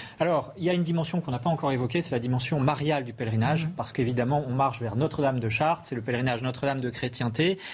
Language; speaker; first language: French; native; French